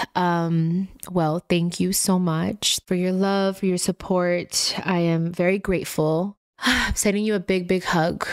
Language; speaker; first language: English; native; English